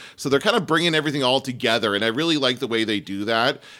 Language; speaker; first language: English; native; English